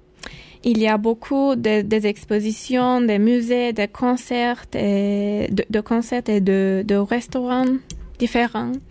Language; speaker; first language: French; non-native, learner; Turkish